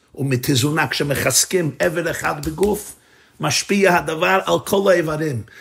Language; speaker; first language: Hebrew; non-native, fluent; English